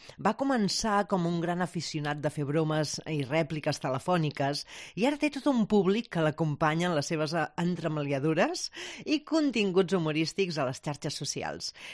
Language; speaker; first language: Catalan; native; Catalan